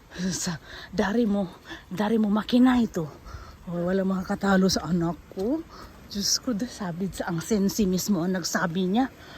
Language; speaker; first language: Filipino; native; Filipino